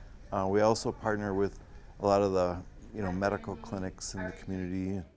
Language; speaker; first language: English; native; English